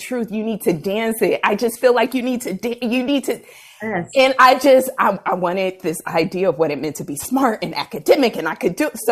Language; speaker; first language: English; native; English